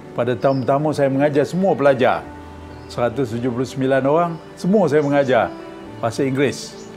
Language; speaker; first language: Malay; native; Malay